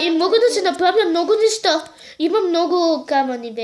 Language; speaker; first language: Bulgarian; native; Bulgarian